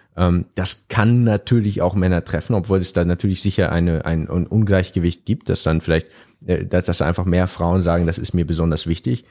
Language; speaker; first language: German; native; German